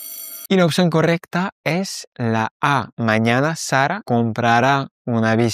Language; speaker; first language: Spanish; non-native, fluent; French